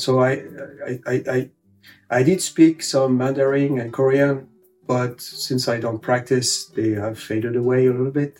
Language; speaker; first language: English; non-native, fluent; French